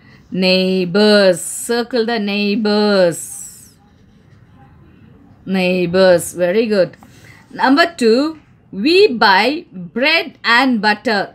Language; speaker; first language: English; non-native, local second language; Tamil